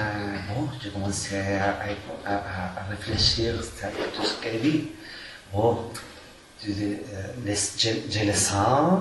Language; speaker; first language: French; non-native, fluent; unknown